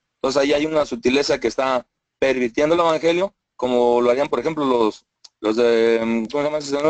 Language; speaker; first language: Spanish; native; Spanish